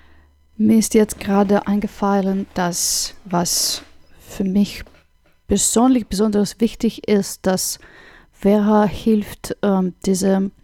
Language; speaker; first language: German; non-native, fluent; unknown